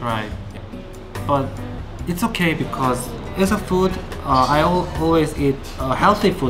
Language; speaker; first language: English; non-native, learner; Korean